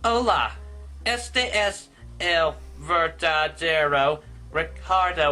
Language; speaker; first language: Spanish; non-native, learner; English